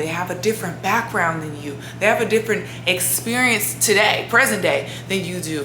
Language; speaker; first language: English; native; English